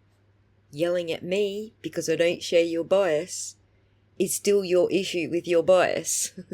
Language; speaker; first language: English; native; English